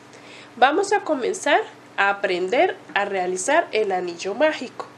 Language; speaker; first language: Spanish; native; Spanish